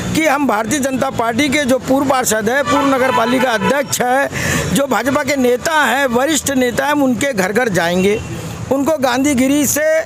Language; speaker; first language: Hindi; native; Hindi